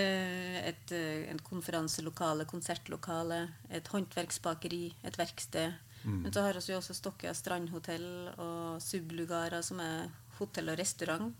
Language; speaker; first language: Norwegian; native; Norwegian